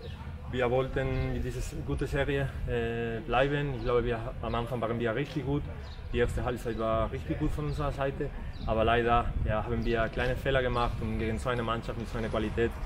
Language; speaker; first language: German; non-native, fluent; Spanish